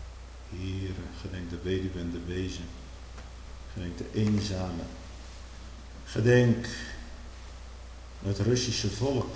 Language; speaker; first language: Dutch; native; Dutch